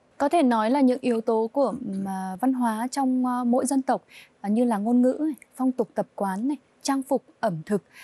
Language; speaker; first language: Vietnamese; native; Vietnamese